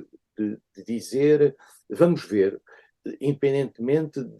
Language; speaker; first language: Portuguese; native; Portuguese